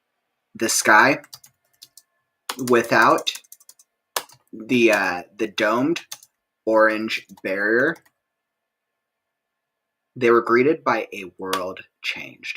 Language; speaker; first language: English; native; English